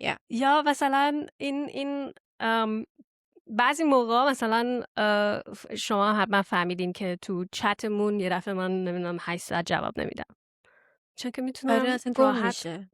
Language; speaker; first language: Persian; early bilingual, heritage; Persian